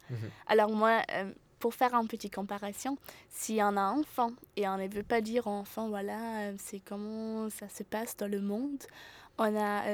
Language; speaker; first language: French; non-native, fluent; German